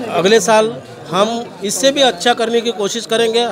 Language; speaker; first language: Hindi; non-native, local second language; Marathi